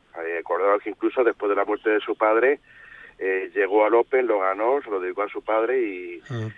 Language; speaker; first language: Spanish; native; Spanish